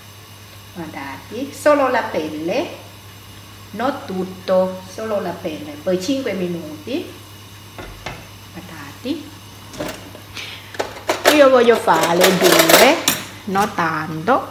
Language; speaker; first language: Italian; non-native, learner; Thai